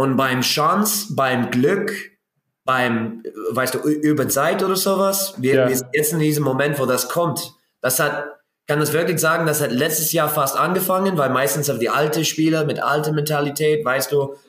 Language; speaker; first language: German; non-native, learner; English